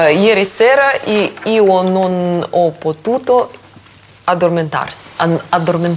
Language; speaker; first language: Italian; non-native, learner; Russian